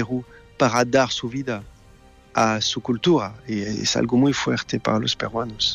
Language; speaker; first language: Spanish; non-native, learner; French